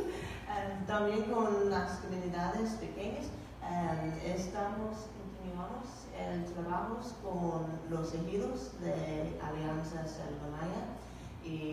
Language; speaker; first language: Spanish; non-native, learner; English